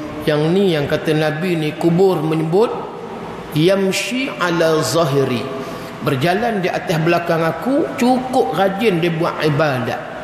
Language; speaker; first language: Malay; native; Malay